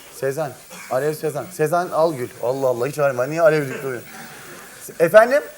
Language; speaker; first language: Turkish; native; Turkish